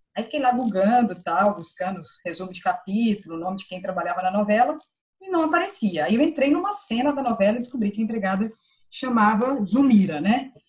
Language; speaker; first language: Portuguese; native; Portuguese